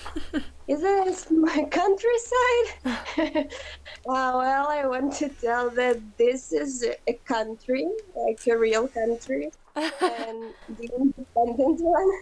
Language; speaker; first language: English; non-native, fluent; Ukrainian